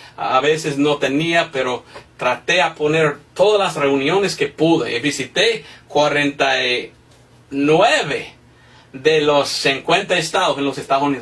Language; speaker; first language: Spanish; non-native, fluent; English